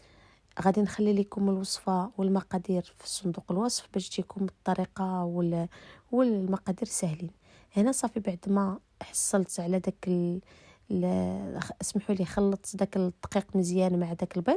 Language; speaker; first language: Arabic; native; Arabic